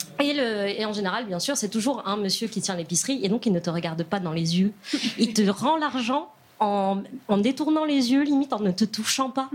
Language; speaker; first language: French; non-native, local second language; Arabic